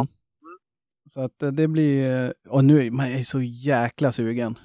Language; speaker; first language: Swedish; native; Swedish